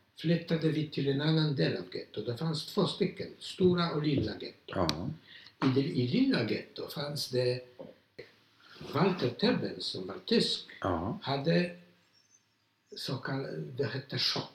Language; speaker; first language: Swedish; non-native, fluent; Polish